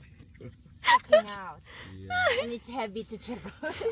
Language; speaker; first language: English; non-native, learner; Korean